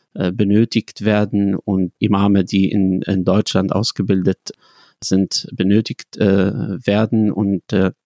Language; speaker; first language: German; non-native, fluent; Arabic